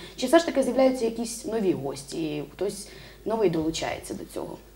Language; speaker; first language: Ukrainian; native; Ukrainian